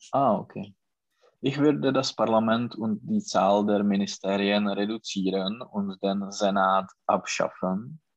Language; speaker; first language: German; non-native, learner; Czech